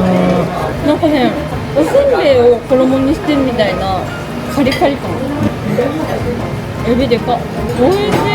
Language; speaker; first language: Japanese; native; Japanese